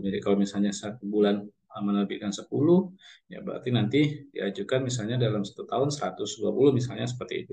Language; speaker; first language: Indonesian; native; Indonesian